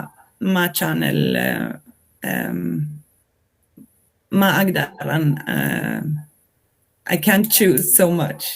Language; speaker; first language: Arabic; non-native, learner; Swedish